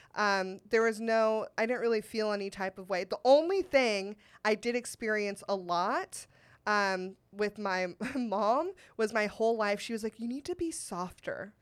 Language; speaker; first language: English; native; English